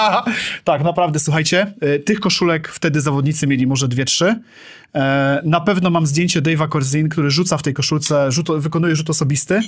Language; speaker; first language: Polish; native; Polish